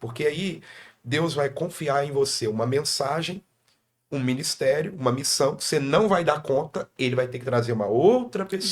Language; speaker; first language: Portuguese; native; Portuguese